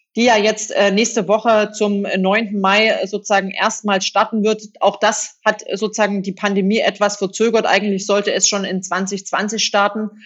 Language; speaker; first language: German; native; German